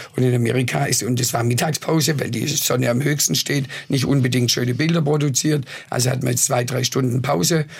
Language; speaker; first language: German; native; German